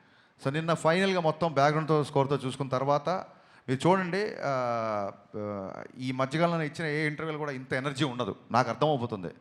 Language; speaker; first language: Telugu; native; Telugu